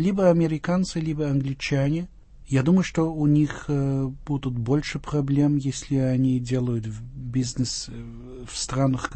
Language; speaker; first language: Russian; non-native, fluent; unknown